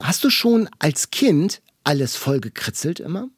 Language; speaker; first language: German; native; German